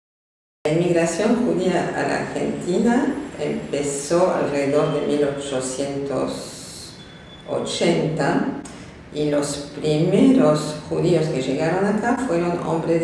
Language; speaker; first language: Spanish; non-native, fluent; French